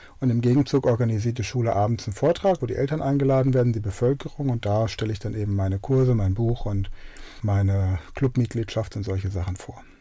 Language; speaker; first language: German; native; German